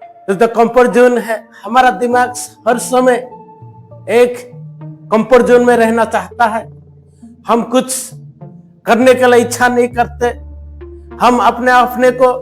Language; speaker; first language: Hindi; non-native, local second language; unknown